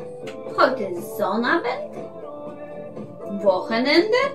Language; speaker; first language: German; non-native, learner; Polish